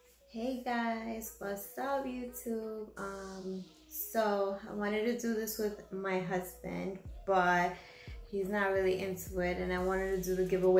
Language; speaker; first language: English; early bilingual, other home language; Spanish